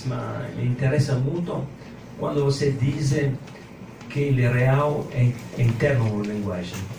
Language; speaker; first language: Portuguese; non-native, learner; French